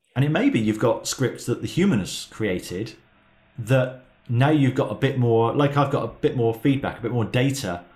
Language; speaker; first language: English; native; English